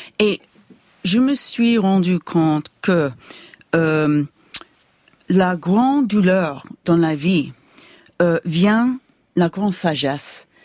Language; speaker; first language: French; non-native, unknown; English